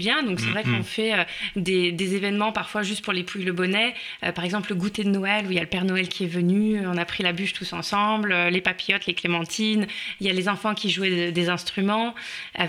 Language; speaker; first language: French; native; French